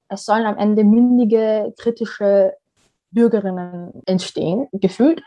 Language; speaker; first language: German; early bilingual, other home language; Somali